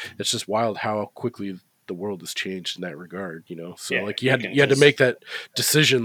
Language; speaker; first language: English; native; English